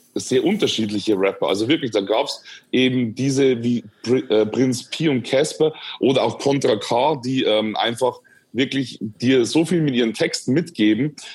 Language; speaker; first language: German; native; German